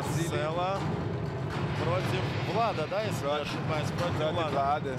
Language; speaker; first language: Russian; native; Russian